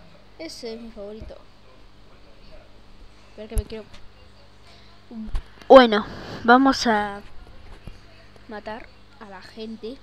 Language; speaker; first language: Spanish; native; Spanish